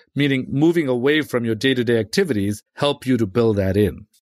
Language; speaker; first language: English; native; English